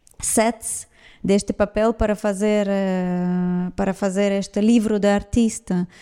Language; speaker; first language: Portuguese; non-native, fluent; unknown